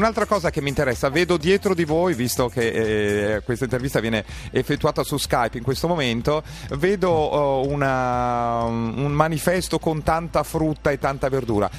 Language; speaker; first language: Italian; native; Italian